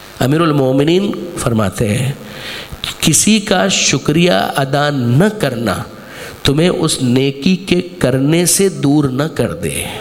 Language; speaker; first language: Urdu; non-native, local second language; Gujarati